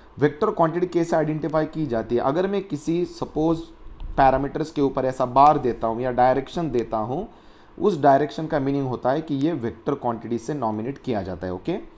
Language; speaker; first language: Hindi; non-native, local second language; Marathi